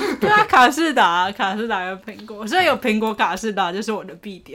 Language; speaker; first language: Chinese; native; Chinese